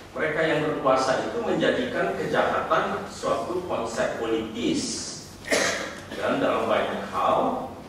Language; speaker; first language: Indonesian; native; Indonesian